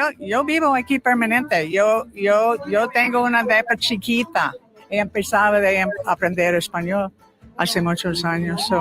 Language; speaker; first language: Spanish; non-native, learner; English